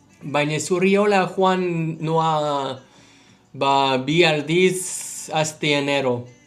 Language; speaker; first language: Basque; non-native, learner; English